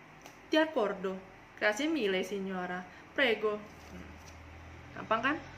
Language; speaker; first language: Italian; non-native, learner; Indonesian